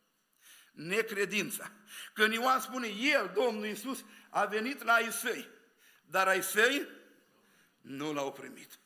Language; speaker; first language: Romanian; native; Romanian